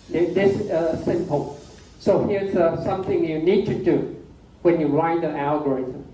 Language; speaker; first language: English; non-native, fluent; Chinese